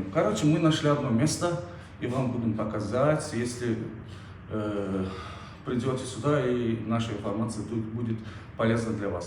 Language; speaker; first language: Russian; non-native, fluent; Azerbaijani